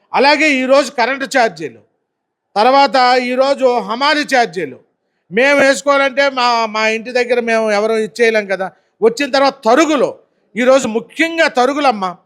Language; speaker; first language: Telugu; native; Telugu